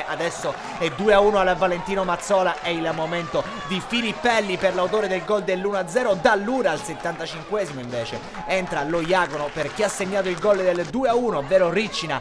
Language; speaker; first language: Italian; native; Italian